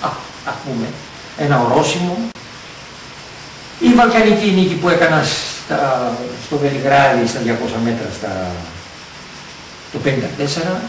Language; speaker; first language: Greek; native; Greek